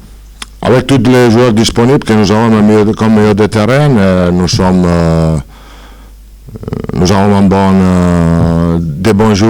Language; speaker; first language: French; non-native, fluent; Italian